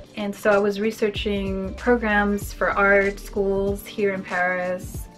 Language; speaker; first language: English; native; English